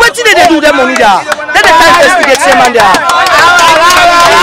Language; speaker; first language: English; non-native, local second language; Krio